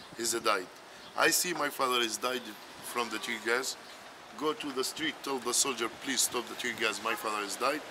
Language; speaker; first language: English; non-native, learner; Arabic